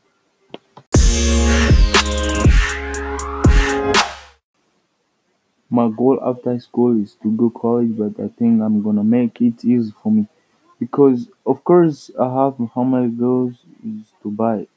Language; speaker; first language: English; non-native, local second language; Swahili